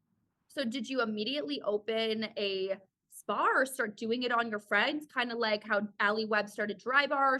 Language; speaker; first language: English; native; English